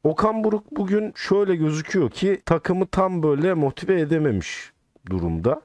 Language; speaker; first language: Turkish; native; Turkish